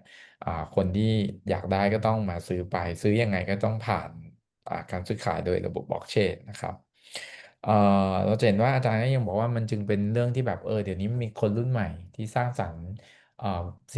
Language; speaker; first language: Thai; native; Thai